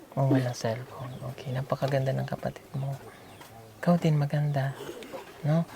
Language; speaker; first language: Filipino; native; Filipino